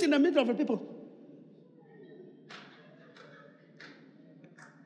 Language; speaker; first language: English; non-native, local second language; Ga